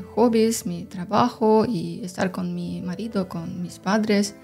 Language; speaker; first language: Spanish; non-native, learner; Ukrainian